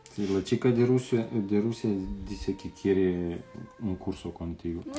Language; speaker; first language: Spanish; non-native, fluent; Romanian